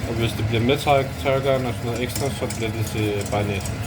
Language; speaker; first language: Danish; native; Danish